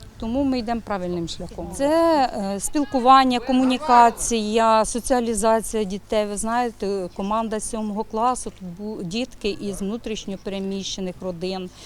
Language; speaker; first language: Ukrainian; native; Ukrainian